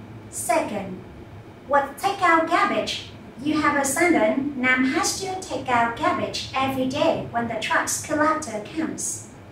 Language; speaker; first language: English; non-native, fluent; Vietnamese